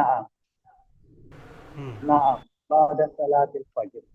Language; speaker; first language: Arabic; non-native, learner; Urdu